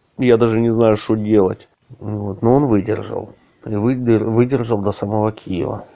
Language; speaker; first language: Russian; native; Russian